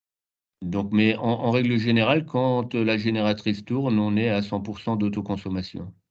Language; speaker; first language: French; native; French